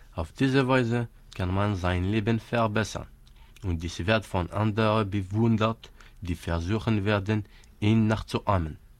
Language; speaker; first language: German; non-native, fluent; Kabyle